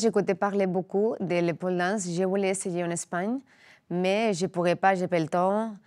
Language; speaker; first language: French; non-native, learner; Spanish